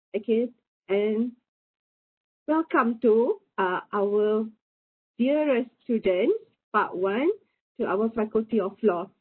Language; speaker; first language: English; non-native, local second language; Malay